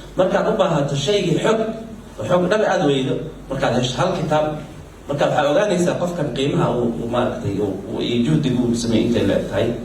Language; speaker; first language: Somali; native; Somali